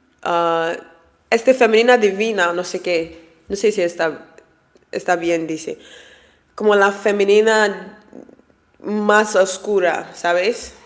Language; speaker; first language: Spanish; non-native, learner; English